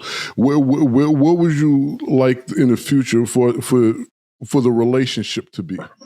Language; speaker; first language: English; native; English